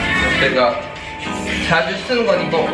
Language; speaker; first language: Korean; non-native, fluent; Thai